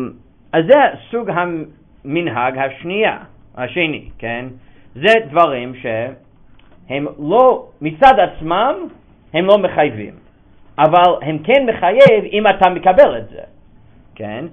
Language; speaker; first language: Hebrew; non-native, fluent; English